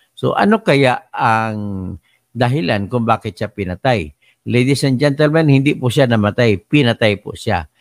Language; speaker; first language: Filipino; non-native, local second language; Cebuano